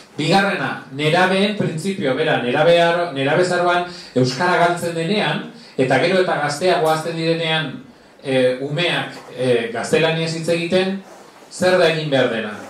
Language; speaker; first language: Basque; non-native, local second language; Spanish